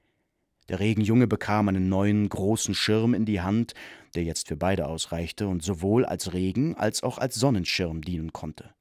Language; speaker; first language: German; native; German